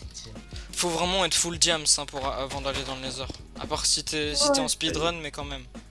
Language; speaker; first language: French; native; French